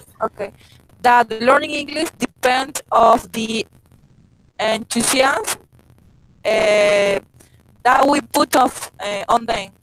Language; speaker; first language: English; non-native, learner; Spanish